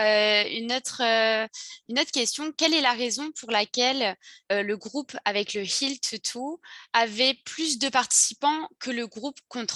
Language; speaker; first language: French; native; French